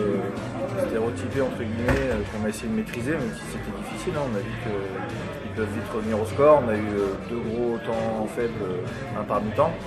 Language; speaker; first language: French; native; French